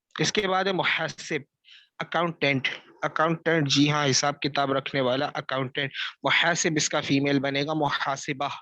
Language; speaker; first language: Urdu; native; Urdu